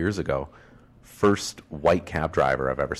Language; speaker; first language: English; native; English